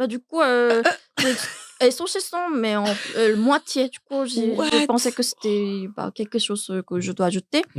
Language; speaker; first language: French; non-native, learner; Korean